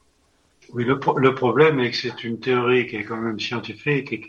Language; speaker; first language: French; native; French